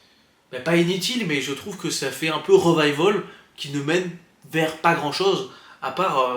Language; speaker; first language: French; native; French